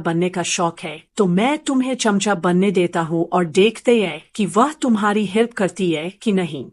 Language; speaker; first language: Hindi; native; Hindi